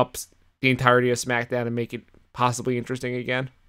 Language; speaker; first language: English; native; English